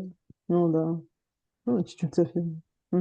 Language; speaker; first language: Russian; early bilingual, heritage; Russian